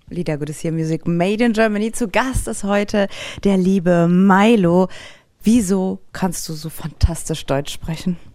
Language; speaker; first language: German; native; German